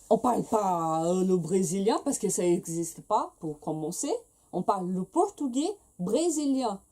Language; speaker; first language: French; non-native, fluent; Portuguese